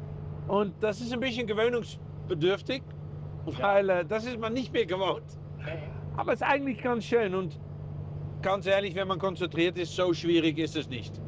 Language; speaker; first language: German; native; German